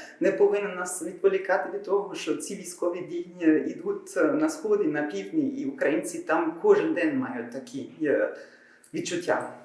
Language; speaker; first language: Ukrainian; non-native, fluent; German